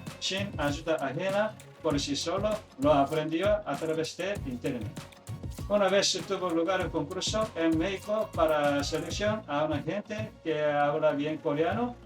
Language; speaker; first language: Spanish; non-native, learner; Korean